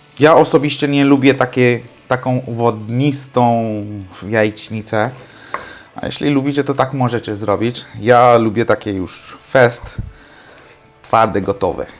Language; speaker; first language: Polish; non-native, fluent; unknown